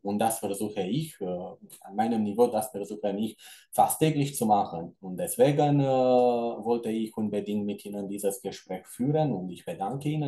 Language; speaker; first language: German; non-native, fluent; Romanian